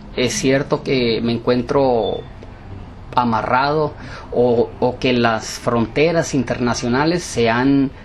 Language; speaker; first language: Spanish; early bilingual, heritage; Spanish